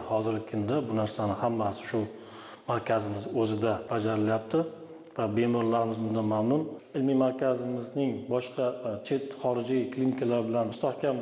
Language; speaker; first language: Uzbek; native; Uzbek